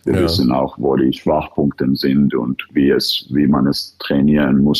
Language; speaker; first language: German; non-native, fluent; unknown